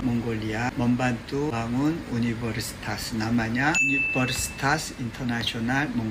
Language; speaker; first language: Indonesian; non-native, learner; Korean